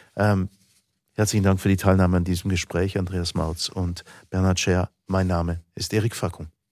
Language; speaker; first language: German; native; German